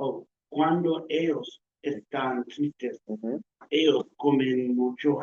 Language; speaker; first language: Spanish; non-native, learner; English